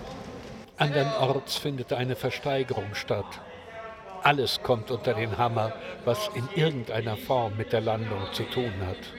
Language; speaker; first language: German; native; German